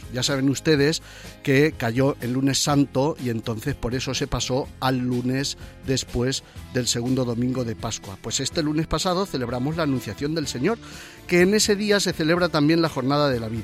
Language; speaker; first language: Spanish; native; Spanish